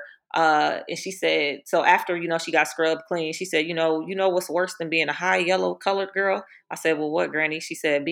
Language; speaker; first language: English; native; English